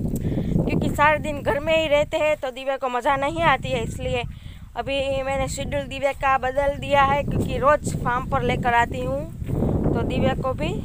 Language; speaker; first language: Hindi; non-native, local second language; Gujarati